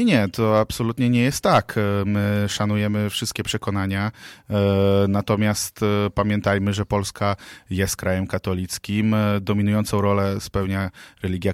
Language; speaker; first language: Polish; native; Polish